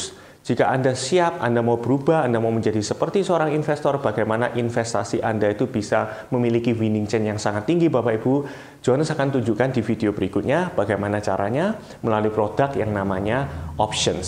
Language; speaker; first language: Indonesian; native; Indonesian